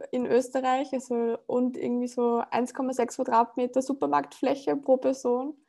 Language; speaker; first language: German; native; German